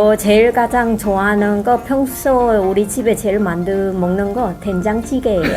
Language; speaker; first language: Korean; non-native, learner; Khmer